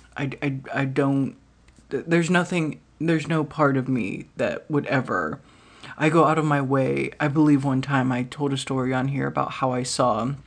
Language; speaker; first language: English; native; English